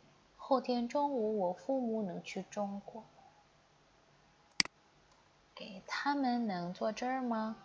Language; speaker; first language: Chinese; non-native, fluent; Indonesian